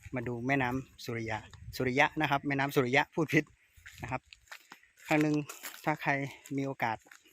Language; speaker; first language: Thai; native; Thai